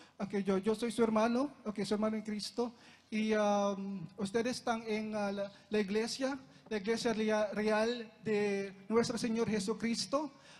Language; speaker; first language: Spanish; non-native, learner; Filipino